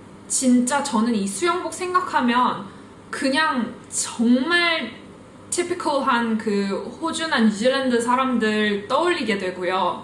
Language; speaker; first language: Korean; early bilingual, heritage; Korean